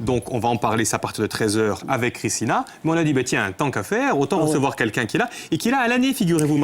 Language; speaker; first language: French; native; French